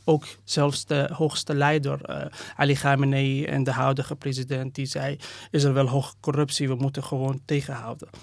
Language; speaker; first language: Dutch; non-native, fluent; Persian